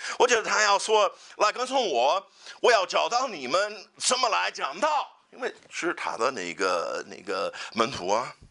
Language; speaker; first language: Chinese; non-native, fluent; English